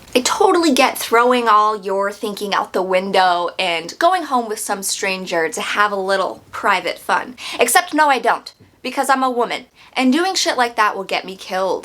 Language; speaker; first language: English; native; English